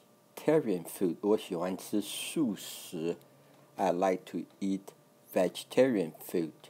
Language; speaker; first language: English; non-native, fluent; Chinese